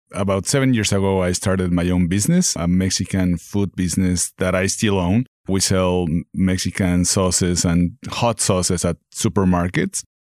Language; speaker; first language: English; non-native, fluent; Spanish